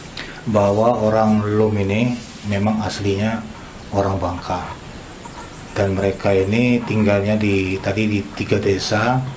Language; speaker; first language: Malay; native; Malay